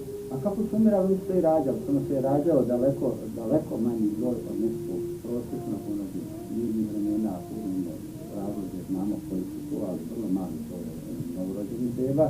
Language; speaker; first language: Bosnian; native; Bosnian